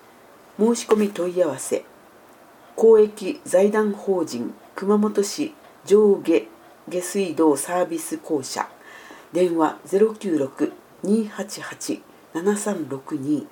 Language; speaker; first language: Japanese; native; Japanese